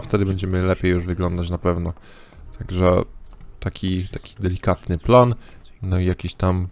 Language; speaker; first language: Polish; native; Polish